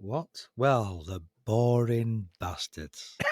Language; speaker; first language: English; native; English